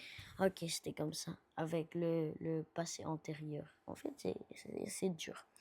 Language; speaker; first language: French; non-native, learner; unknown